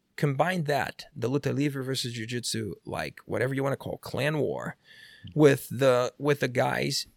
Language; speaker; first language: English; non-native, fluent; Portuguese